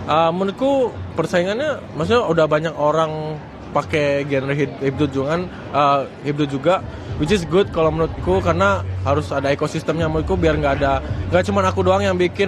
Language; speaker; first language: Indonesian; native; Indonesian